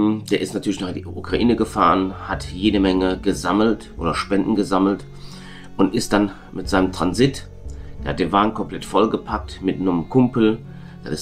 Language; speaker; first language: German; native; German